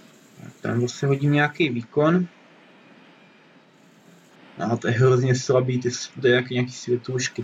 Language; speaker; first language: Czech; native; Czech